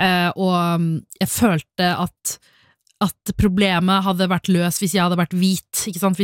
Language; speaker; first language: Norwegian; early bilingual, other home language; Tamil